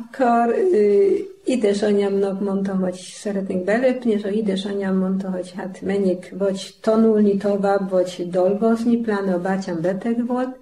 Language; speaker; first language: Hungarian; non-native, fluent; Polish